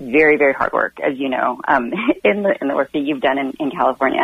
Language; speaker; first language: English; native; English